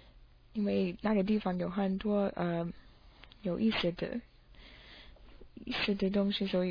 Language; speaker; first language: Chinese; non-native, learner; English